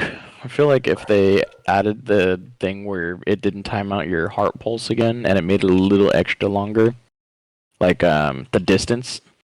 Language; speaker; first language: English; native; English